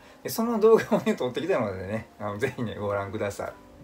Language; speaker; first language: Japanese; native; Japanese